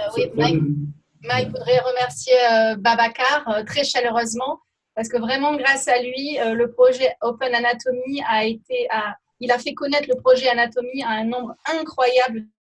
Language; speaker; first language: French; native; French